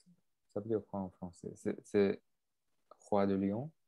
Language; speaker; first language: French; non-native, local second language; English